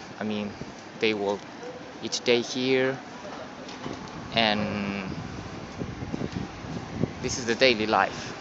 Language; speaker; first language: English; non-native, learner; Spanish